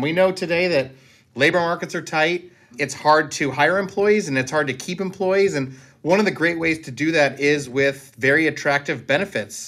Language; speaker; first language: English; native; English